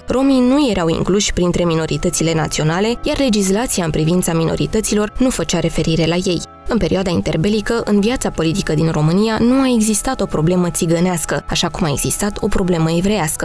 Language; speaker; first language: Romanian; native; Romanian